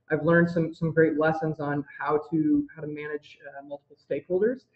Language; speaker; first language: English; native; English